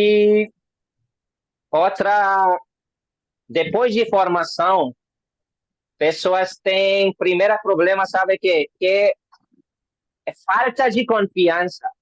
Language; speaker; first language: Portuguese; non-native, learner; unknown